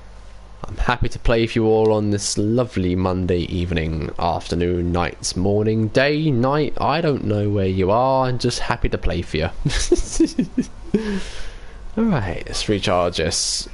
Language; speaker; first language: English; native; English